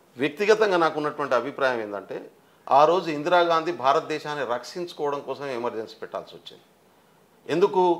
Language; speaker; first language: Telugu; non-native, local second language; Lambadi